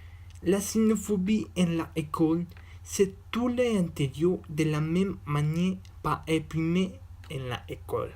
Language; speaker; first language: French; non-native, learner; Spanish